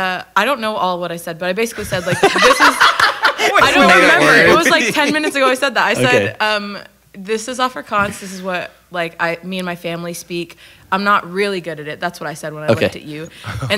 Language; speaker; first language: English; non-native, local second language; Afrikaans